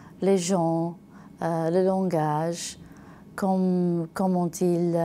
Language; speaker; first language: French; non-native, learner; English